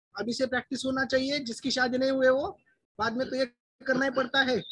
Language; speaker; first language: Hindi; non-native, local second language; Marathi